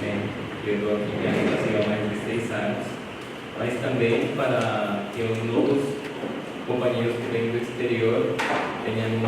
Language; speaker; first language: Portuguese; non-native, fluent; Spanish